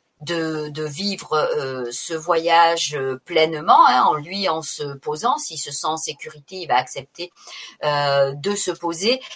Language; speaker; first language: French; native; French